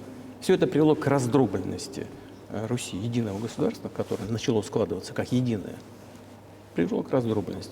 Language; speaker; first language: Russian; native; Russian